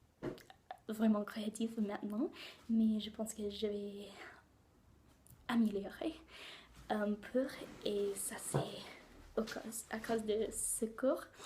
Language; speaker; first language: French; non-native, learner; English